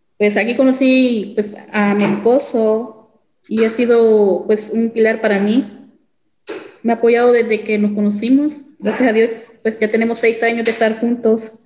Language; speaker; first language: Spanish; native; Spanish